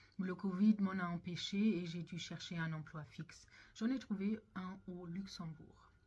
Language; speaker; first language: French; non-native, fluent; German